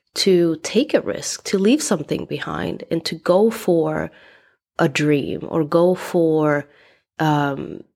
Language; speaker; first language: English; non-native, fluent; Swedish